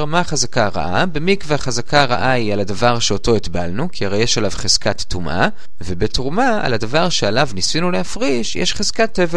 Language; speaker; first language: Hebrew; native; Hebrew